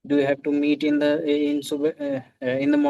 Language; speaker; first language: English; non-native, learner; Hindi